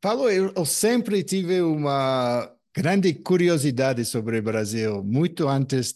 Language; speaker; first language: Portuguese; non-native, fluent; English